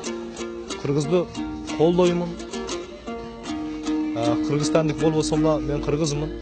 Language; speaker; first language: Kyrgyz; early bilingual, heritage; Kyrgyz